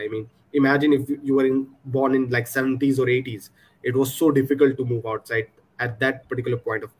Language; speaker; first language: English; non-native, local second language; Punjabi